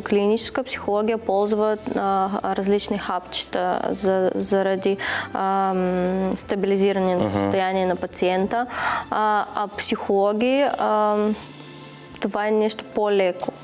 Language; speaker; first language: Bulgarian; non-native, learner; Russian